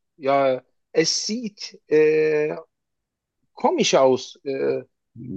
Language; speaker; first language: German; non-native, learner; Turkish